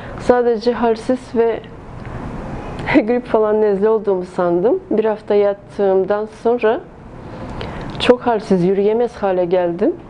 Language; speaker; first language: Turkish; early bilingual, heritage; Turkish